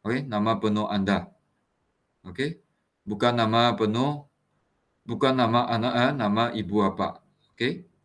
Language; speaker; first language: Malay; non-native, local second language; Chinese